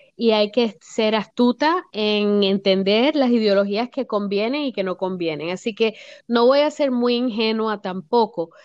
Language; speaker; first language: Spanish; native; Spanish